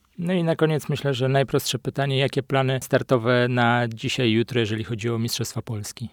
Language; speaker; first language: Polish; native; Polish